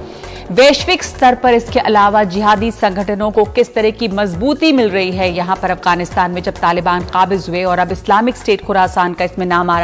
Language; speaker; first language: Hindi; native; Hindi